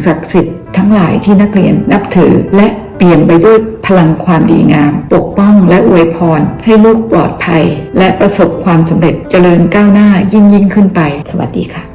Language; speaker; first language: Thai; native; Thai